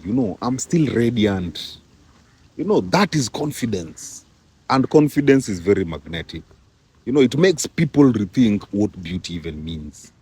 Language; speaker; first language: English; non-native, local second language; Swahili